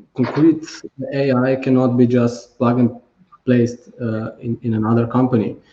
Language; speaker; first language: English; non-native, fluent; Slovenian